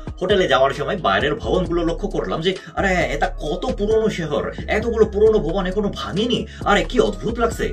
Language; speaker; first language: Bangla; non-native, fluent; Korean